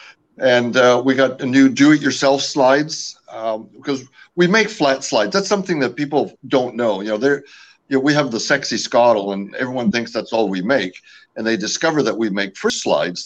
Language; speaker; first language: English; early bilingual, other home language; French